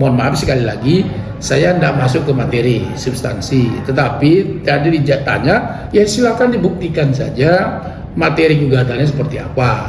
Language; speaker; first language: Indonesian; native; Indonesian